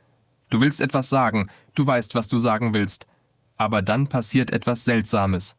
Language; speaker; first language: German; non-native, fluent; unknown